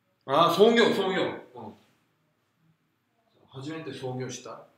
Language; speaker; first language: Japanese; non-native, fluent; Korean